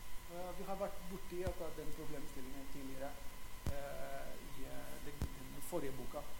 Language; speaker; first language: Norwegian; non-native, fluent; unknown